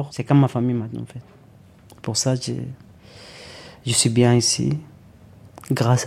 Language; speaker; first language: French; non-native, learner; Arabic